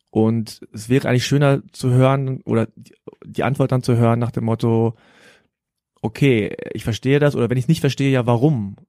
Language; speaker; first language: German; native; German